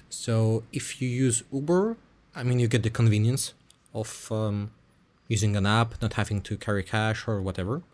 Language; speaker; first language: English; early bilingual, other home language; Russian